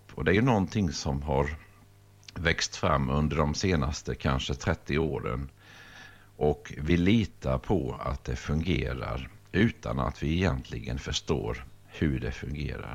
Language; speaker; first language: Swedish; native; Swedish